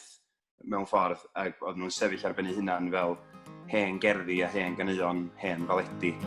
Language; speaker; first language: Welsh; native; Welsh